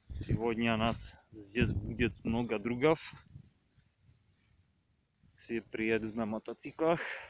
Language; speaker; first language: Russian; non-native, learner; Czech